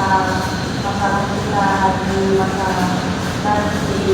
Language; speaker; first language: Indonesian; native; Indonesian